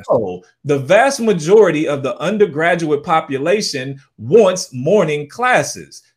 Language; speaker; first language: English; native; English